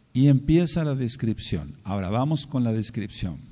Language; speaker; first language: Spanish; native; Spanish